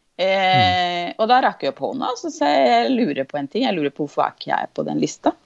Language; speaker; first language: Norwegian; non-native, fluent; Spanish